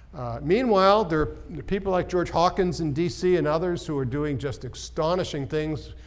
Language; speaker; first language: English; native; English